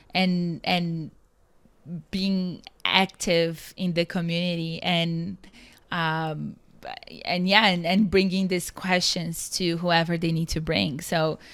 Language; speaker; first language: English; non-native, fluent; Portuguese